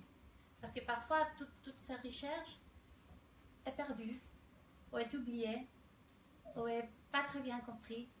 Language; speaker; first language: French; non-native, fluent; Spanish